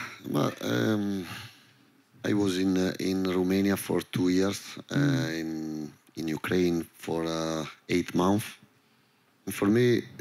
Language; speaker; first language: English; non-native, learner; Italian